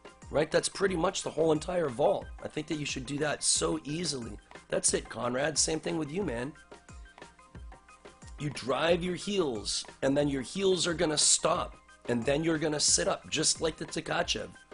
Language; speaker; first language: English; native; English